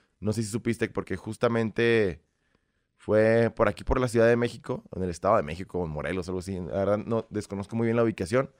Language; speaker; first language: Spanish; early bilingual, other home language; Russian